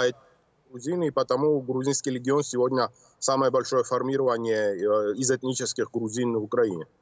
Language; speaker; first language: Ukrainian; non-native, learner; Georgian